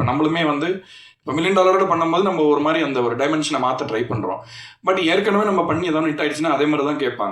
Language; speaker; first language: Tamil; native; Tamil